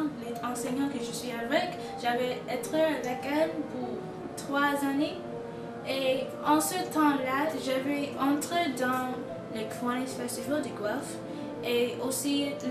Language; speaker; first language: French; non-native, local second language; English